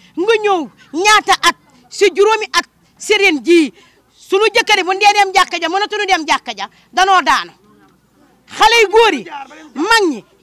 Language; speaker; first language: Wolof; native; Wolof